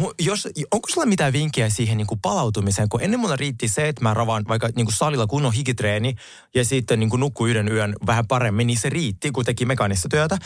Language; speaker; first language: Finnish; non-native, fluent; Russian